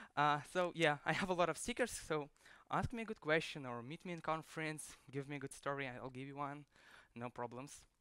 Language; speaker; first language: English; non-native, fluent; Ukrainian